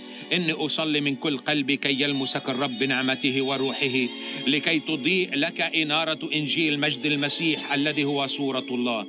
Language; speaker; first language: Arabic; native; Arabic